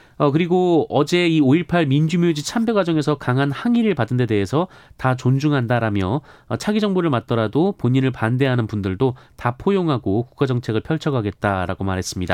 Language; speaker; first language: Korean; native; Korean